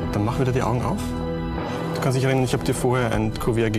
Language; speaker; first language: German; native; German